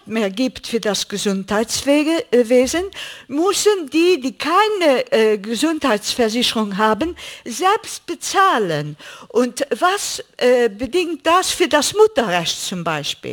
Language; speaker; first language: German; non-native, fluent; Greek